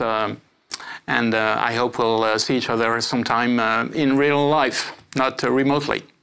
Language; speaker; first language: English; non-native, fluent; French